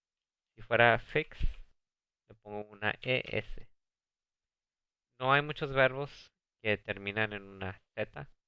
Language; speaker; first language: Spanish; early bilingual, heritage; Spanish